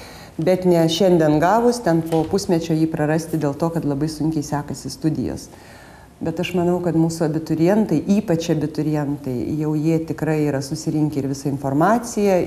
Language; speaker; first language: Lithuanian; native; Lithuanian